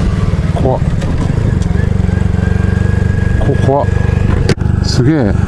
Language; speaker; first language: Japanese; native; Japanese